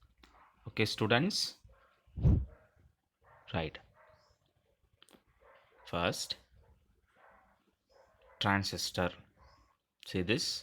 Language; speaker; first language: English; non-native, local second language; Tamil